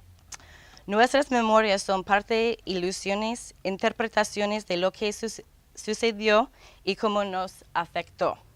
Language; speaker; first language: Spanish; non-native, fluent; English